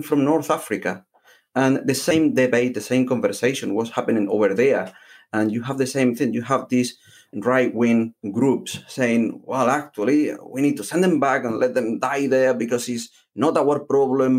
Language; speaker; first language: English; non-native, fluent; Spanish